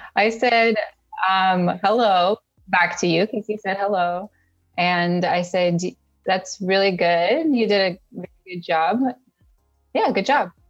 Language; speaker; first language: English; early bilingual, other home language; Russian